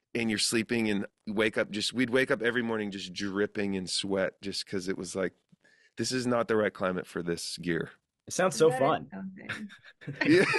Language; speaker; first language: English; native; English